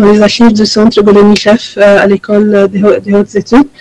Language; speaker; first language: French; non-native, fluent; Arabic